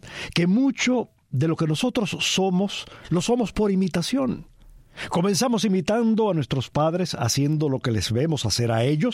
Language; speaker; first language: Spanish; native; Spanish